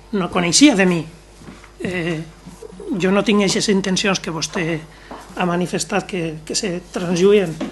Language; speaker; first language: Catalan; non-native, local second language; Spanish